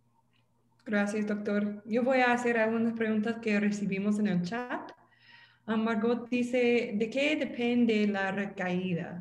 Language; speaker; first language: Spanish; non-native, fluent; English